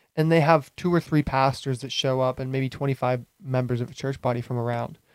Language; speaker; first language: English; native; English